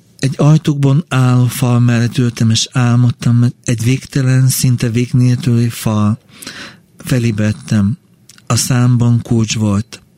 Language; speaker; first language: Hungarian; non-native, fluent; Bulgarian